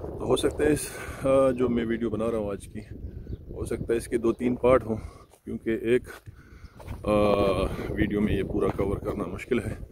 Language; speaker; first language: Urdu; non-native, local second language; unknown